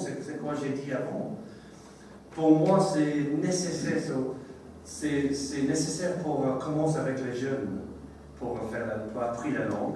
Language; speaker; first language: French; non-native, learner; English